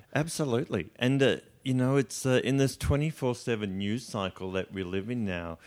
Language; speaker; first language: English; native; English